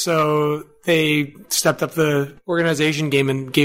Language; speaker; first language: English; native; English